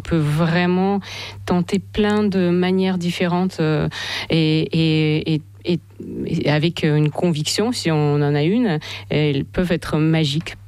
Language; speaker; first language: French; non-native, fluent; Russian